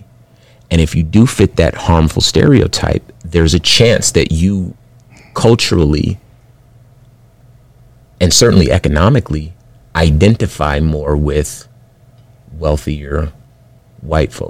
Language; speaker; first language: English; early bilingual, other home language; Spanish